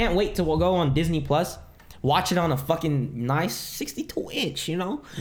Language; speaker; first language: English; non-native, local second language; Filipino